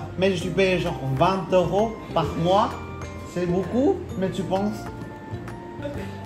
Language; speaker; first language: French; non-native, learner; Vietnamese